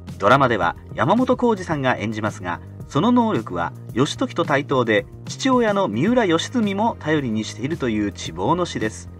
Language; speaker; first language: Japanese; native; Japanese